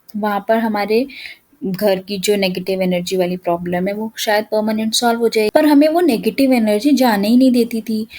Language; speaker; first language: Hindi; native; Hindi